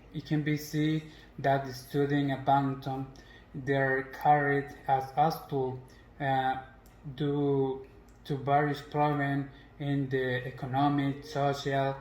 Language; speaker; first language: English; non-native, learner; Spanish